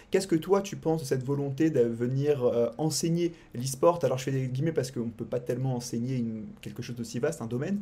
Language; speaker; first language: French; native; French